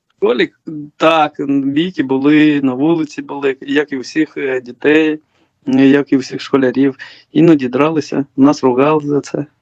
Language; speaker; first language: Ukrainian; early bilingual, other home language; Georgian